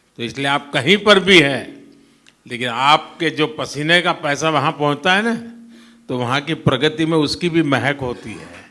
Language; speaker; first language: Hindi; non-native, local second language; Gujarati